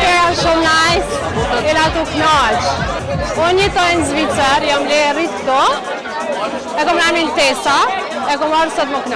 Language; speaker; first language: Albanian; early bilingual, other home language; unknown